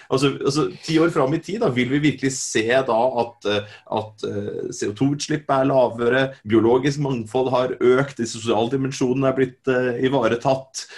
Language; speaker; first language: Norwegian; native; Norwegian